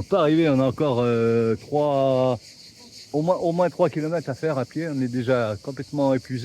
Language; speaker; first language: French; native; French